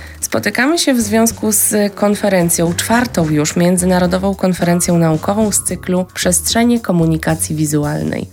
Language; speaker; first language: Polish; native; Polish